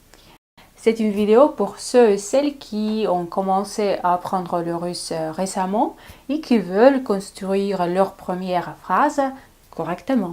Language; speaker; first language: French; non-native, fluent; Russian